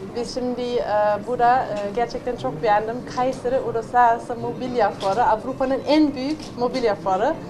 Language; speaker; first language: Turkish; non-native, fluent; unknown